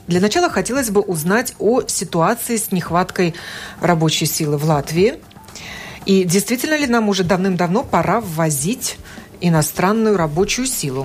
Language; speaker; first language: Russian; native; Russian